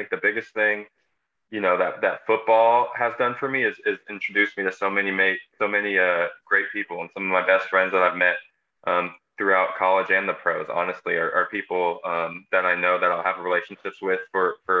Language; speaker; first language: English; native; English